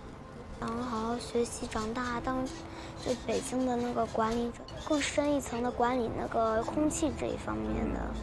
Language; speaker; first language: Chinese; native; Chinese